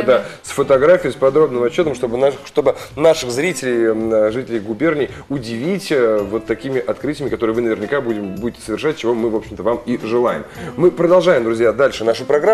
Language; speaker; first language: Russian; native; Russian